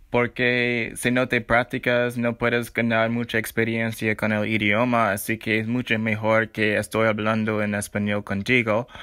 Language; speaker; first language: Spanish; non-native, learner; English